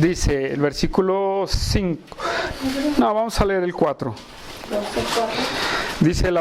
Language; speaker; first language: Spanish; native; Spanish